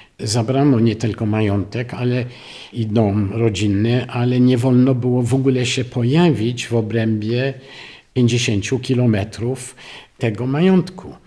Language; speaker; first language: Polish; early bilingual, heritage; Polish